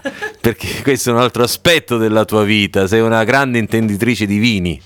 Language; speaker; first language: Italian; native; Italian